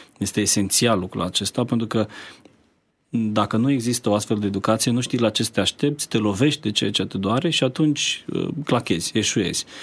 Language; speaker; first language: Romanian; native; Romanian